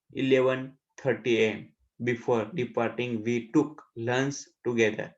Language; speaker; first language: English; non-native, local second language; Gujarati